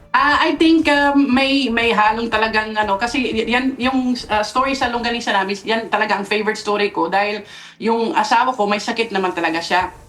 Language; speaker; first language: Filipino; non-native, fluent; Dutch